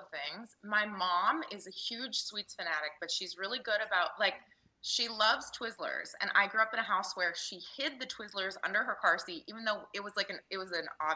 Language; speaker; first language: English; native; English